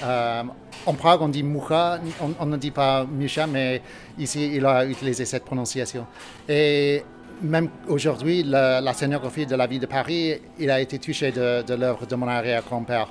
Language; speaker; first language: French; non-native, learner; English